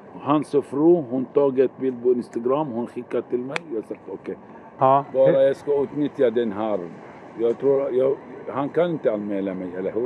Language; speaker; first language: Swedish; non-native, learner; Arabic